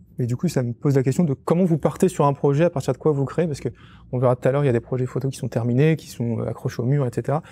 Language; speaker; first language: French; native; French